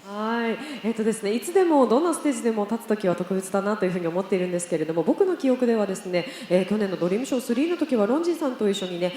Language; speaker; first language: Japanese; native; Japanese